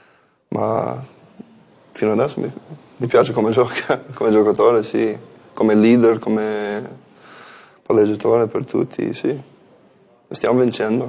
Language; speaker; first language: Italian; non-native, learner; English